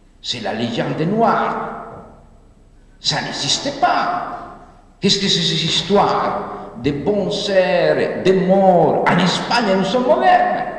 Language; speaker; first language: French; non-native, fluent; Spanish